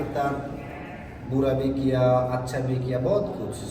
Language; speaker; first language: Hindi; non-native, learner; Bangla